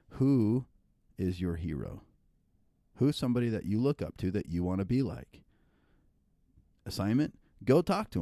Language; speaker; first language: English; native; English